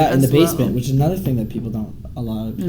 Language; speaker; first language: English; native; English